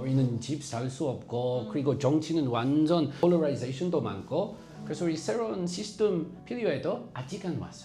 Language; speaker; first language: Korean; non-native, fluent; English